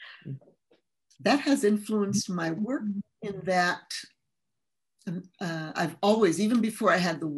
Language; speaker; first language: English; early bilingual, other home language; Spanish